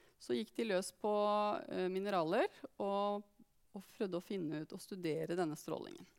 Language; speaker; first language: Norwegian; native; Norwegian